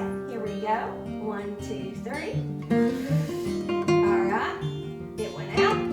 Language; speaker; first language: English; native; English